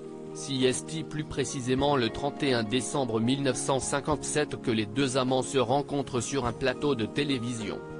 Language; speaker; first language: French; native; French